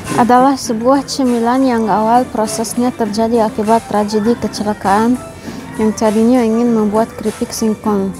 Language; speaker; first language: Indonesian; non-native, fluent; Arabic